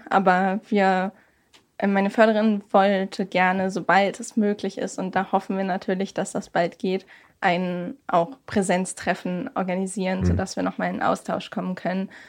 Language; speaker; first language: German; native; German